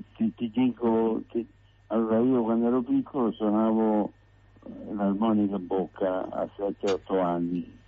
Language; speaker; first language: Italian; native; Italian